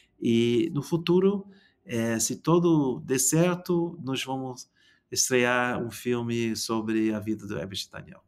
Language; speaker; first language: Portuguese; non-native, fluent; English